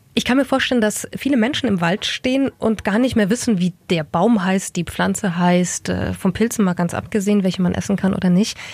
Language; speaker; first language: German; native; German